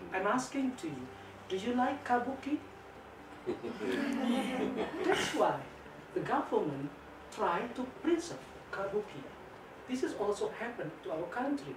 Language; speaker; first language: English; non-native, fluent; Indonesian